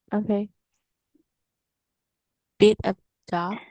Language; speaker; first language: English; non-native, learner; Vietnamese